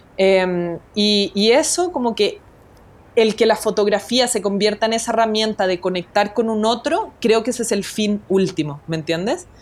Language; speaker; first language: Spanish; native; Spanish